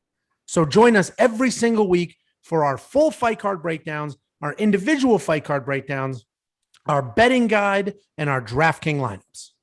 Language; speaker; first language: English; native; English